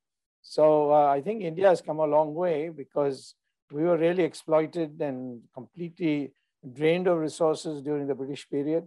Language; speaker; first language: English; non-native, local second language; Tamil